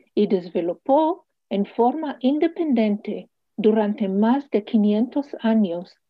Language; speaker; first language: Spanish; early bilingual, heritage; Hebrew